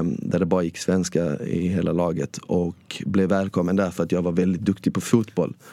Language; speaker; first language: Swedish; early bilingual, other home language; Bosnian